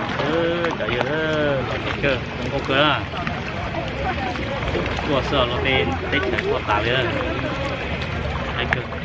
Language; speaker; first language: Thai; non-native, learner; Hmong